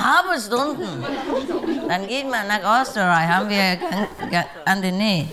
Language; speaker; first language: German; non-native, learner; Vietnamese